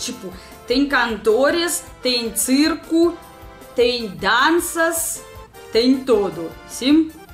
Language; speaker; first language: Portuguese; non-native, learner; Russian